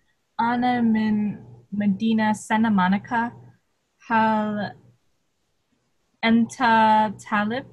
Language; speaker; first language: Arabic; non-native, learner; English